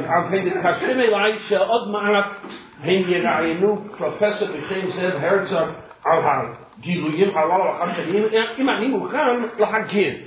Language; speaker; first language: Hebrew; non-native, fluent; English